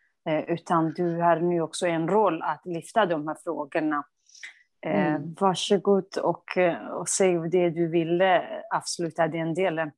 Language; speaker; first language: Swedish; non-native, fluent; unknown